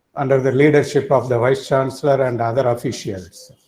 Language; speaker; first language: English; non-native, local second language; Tamil